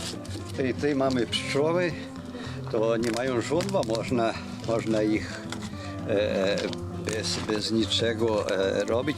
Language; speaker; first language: Polish; early bilingual, heritage; Polish